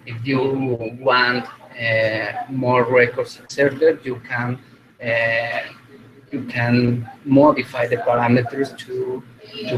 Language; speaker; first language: English; non-native, fluent; Spanish